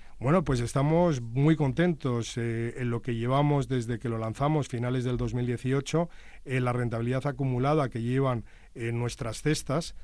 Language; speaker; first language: Spanish; native; Spanish